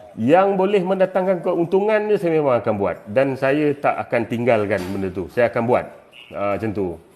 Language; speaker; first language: Malay; native; Malay